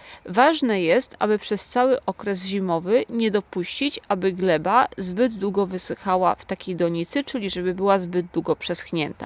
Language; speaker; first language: Polish; native; Polish